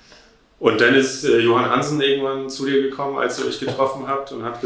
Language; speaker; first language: German; native; German